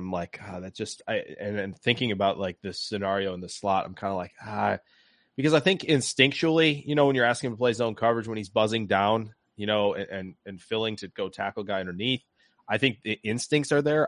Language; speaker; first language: English; native; English